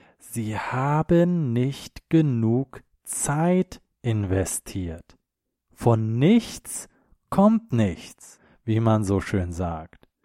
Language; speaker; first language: German; native; German